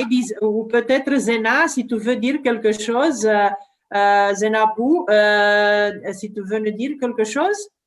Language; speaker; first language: French; non-native, learner; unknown